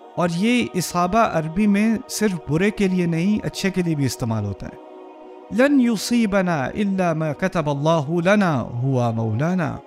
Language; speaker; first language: Urdu; early bilingual, heritage; Urdu